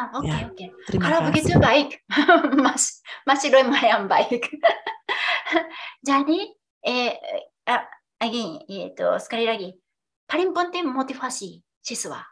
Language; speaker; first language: Indonesian; non-native, fluent; Japanese